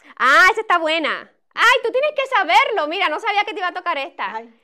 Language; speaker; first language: Spanish; native; Spanish